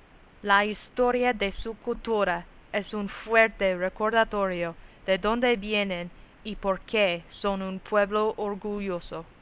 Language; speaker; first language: Spanish; non-native, learner; English